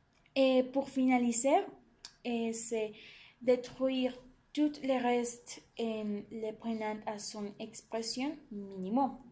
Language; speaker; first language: French; non-native, learner; Spanish